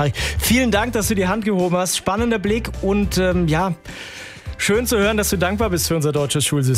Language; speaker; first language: German; native; German